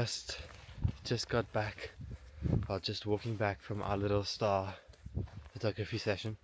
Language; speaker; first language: English; native; English